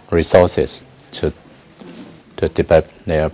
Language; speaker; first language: English; non-native, fluent; Chinese